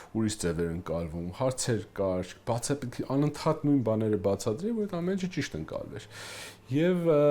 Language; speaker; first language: Armenian; early bilingual, heritage; Armenian